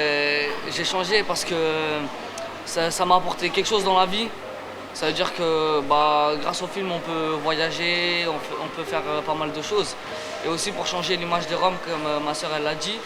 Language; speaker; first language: French; early bilingual, other home language; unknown